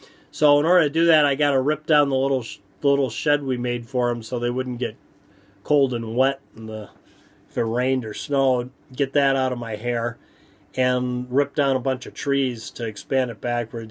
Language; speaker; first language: English; native; English